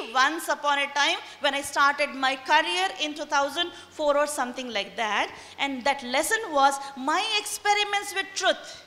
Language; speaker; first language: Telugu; non-native, local second language; Hindi